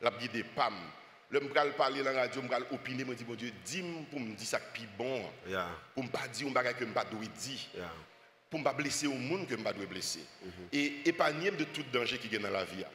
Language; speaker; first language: French; non-native, local second language; Haitian Creole